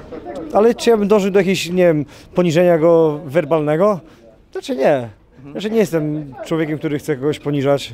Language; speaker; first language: Polish; native; Polish